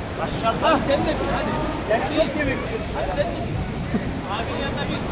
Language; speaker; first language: Turkish; native; Turkish